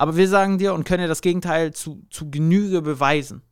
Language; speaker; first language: German; native; German